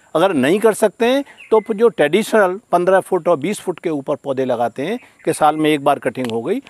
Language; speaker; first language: Hindi; native; Hindi